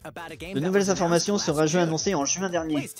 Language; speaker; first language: French; native; French